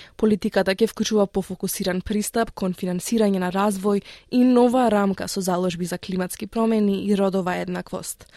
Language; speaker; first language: Macedonian; native; Macedonian